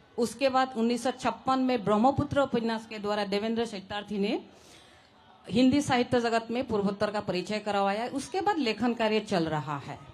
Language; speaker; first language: Hindi; non-native, local second language; Assamese